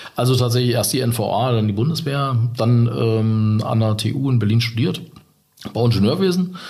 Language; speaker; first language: German; native; German